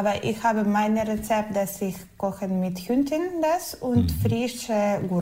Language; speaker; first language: German; non-native, learner; Ukrainian